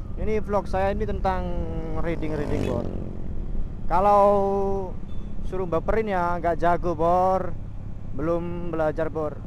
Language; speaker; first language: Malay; non-native, local second language; Javanese